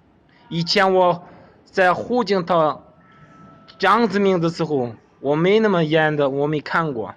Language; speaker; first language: Chinese; non-native, local second language; Kazakh